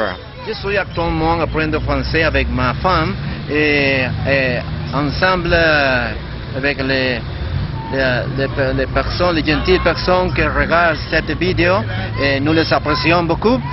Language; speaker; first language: French; non-native, learner; Spanish